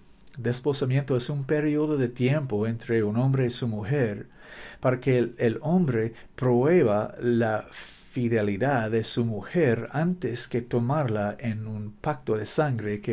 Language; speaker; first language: Spanish; non-native, learner; English